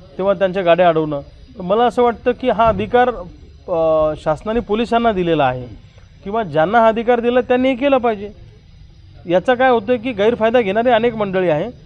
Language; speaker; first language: Marathi; native; Marathi